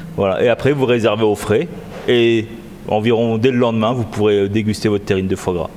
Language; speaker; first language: French; native; French